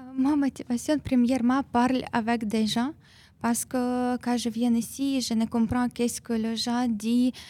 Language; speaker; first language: French; non-native, learner; Ukrainian